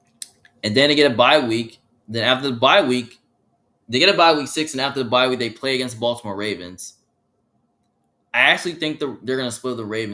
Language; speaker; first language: English; native; English